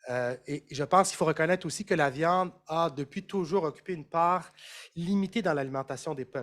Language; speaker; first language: French; native; French